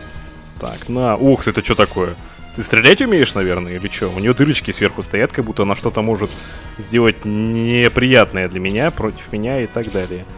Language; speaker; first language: Russian; native; Russian